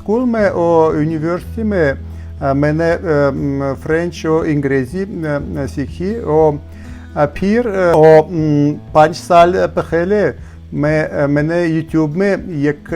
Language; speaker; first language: Hindi; non-native, learner; Russian